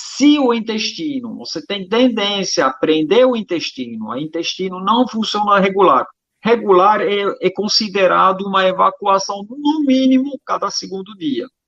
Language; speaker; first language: Portuguese; non-native, fluent; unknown